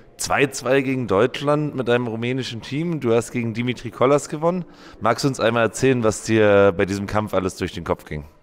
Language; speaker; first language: German; native; German